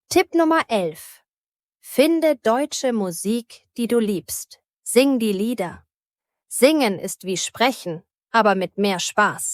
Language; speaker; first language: German; native; German